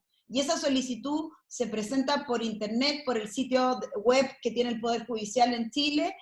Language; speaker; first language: Spanish; native; Spanish